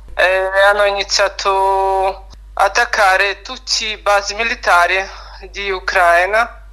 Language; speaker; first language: Italian; non-native, learner; Ukrainian